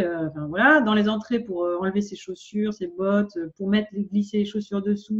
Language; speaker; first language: French; native; French